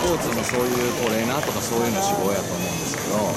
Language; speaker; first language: Japanese; native; Japanese